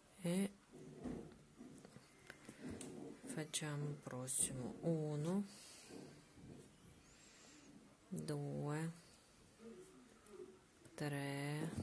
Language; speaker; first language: Italian; non-native, learner; Russian